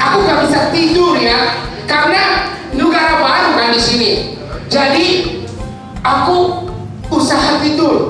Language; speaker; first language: Indonesian; non-native, fluent; Japanese